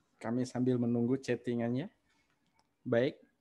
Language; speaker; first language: Indonesian; native; Indonesian